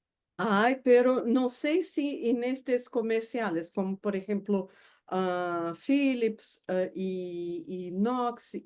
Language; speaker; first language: Spanish; non-native, fluent; Portuguese